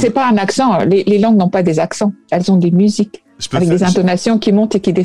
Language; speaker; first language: French; native; French